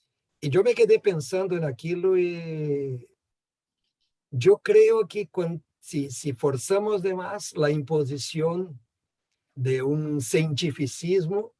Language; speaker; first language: Spanish; non-native, fluent; Portuguese